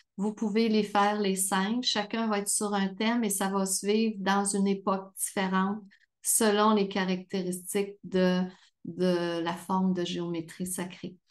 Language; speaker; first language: French; native; French